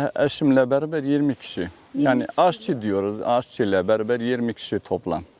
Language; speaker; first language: Turkish; non-native, local second language; Kurdish